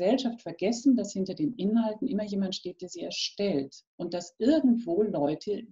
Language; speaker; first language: German; native; German